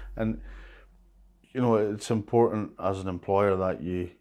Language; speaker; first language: English; native; English